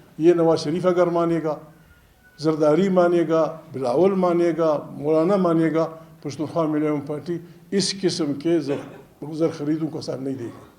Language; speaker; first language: Urdu; non-native, local second language; Pashto